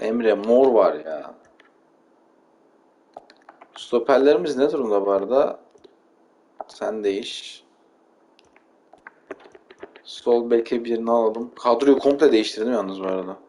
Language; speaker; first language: Turkish; native; Turkish